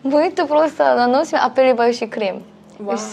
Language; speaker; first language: Russian; non-native, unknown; Korean